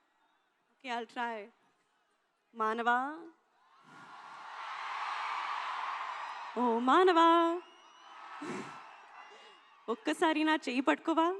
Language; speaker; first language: Telugu; non-native, learner; Hindi